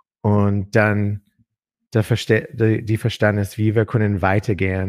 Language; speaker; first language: German; non-native, learner; English